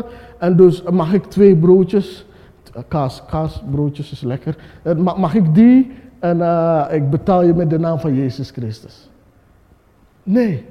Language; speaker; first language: Dutch; non-native, fluent; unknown